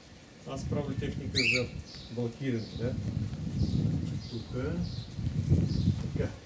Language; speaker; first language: Bulgarian; non-native, learner; Russian